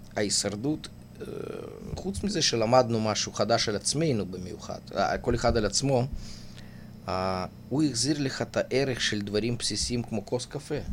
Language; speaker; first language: Hebrew; non-native, fluent; Russian